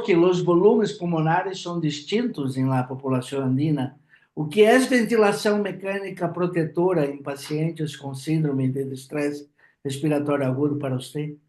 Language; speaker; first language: Spanish; non-native, fluent; Portuguese